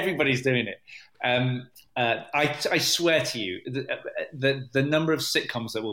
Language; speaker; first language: English; native; English